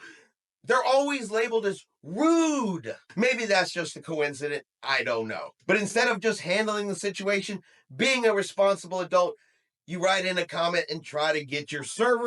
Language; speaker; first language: English; native; English